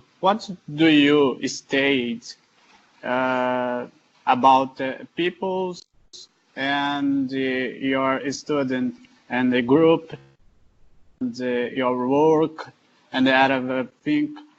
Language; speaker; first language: English; non-native, learner; Portuguese